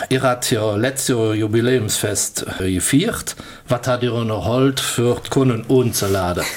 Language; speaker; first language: German; native; German